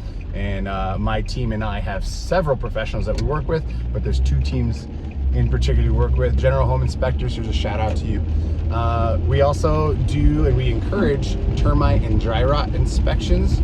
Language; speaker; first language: English; native; English